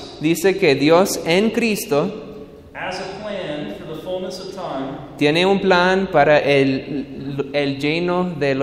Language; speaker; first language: Spanish; non-native, learner; English